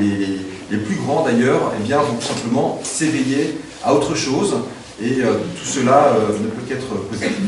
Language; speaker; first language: French; native; French